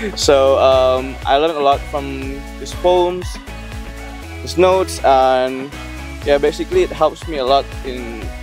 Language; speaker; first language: English; non-native, fluent; Indonesian